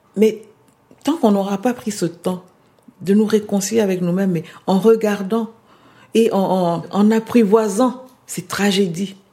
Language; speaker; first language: French; non-native, local second language; Lingala